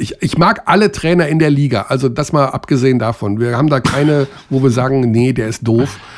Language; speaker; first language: German; native; German